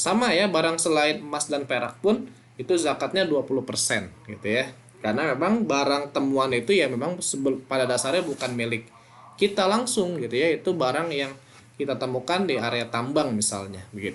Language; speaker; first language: Indonesian; native; Indonesian